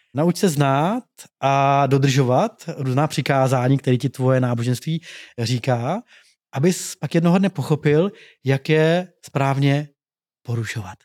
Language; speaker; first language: Czech; native; Czech